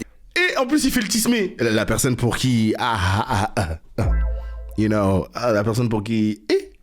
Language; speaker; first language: French; native; French